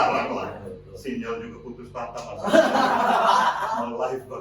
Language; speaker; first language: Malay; non-native, local second language; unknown